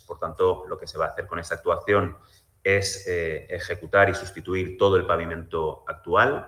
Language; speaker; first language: Spanish; native; Spanish